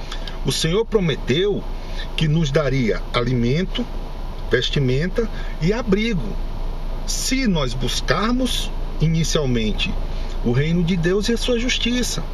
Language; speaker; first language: Portuguese; native; Portuguese